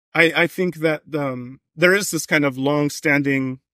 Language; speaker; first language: English; native; English